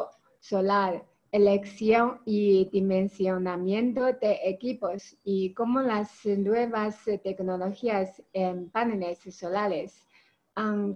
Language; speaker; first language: Spanish; non-native, learner; Chinese